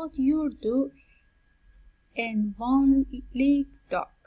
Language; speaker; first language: Swedish; non-native, fluent; Persian